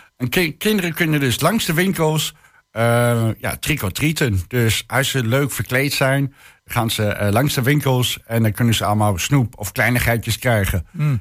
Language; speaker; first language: Dutch; native; Dutch